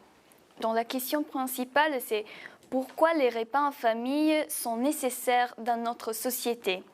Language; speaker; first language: French; non-native, fluent; Italian